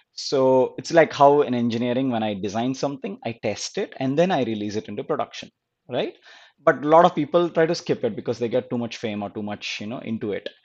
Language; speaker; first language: English; non-native, local second language; Telugu